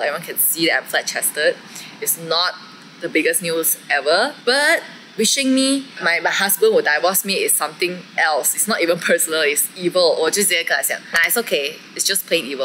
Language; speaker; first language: English; non-native, local second language; Chinese